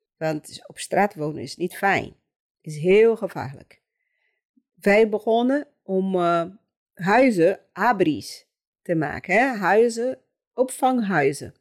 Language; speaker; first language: Dutch; non-native, fluent; Portuguese